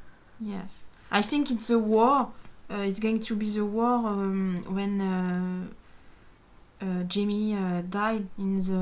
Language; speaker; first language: English; non-native, learner; French